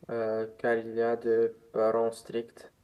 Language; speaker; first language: French; non-native, learner; Romanian